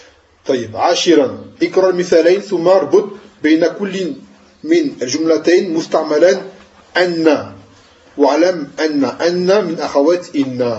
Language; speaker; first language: Arabic; non-native, fluent; French